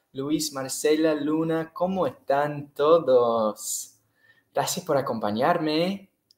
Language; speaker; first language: Spanish; non-native, fluent; English